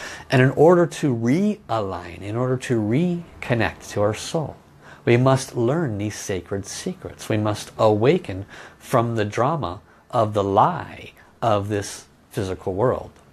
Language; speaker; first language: English; native; English